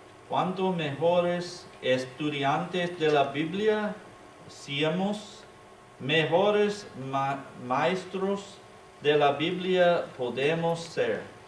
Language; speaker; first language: Spanish; non-native, learner; English